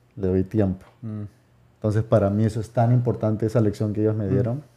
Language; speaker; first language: Spanish; native; Spanish